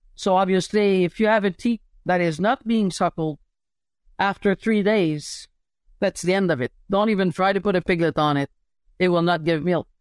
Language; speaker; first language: English; native; English